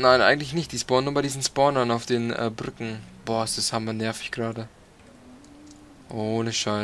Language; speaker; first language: German; native; German